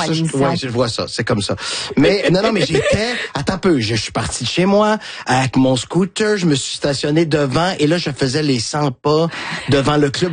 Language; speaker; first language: French; native; French